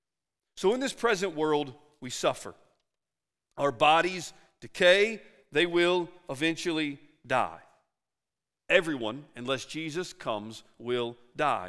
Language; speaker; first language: English; native; English